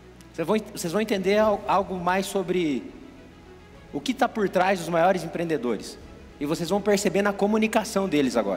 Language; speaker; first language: Portuguese; native; Portuguese